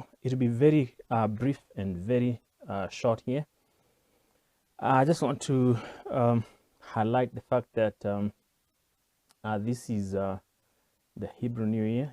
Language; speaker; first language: English; non-native, local second language; Kikuyu